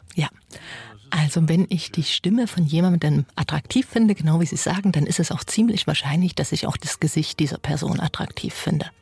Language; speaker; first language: German; native; German